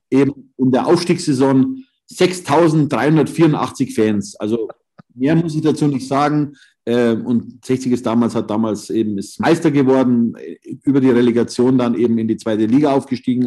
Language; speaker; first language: German; native; German